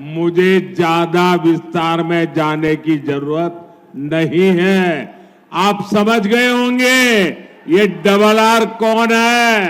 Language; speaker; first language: Hindi; non-native, local second language; Gujarati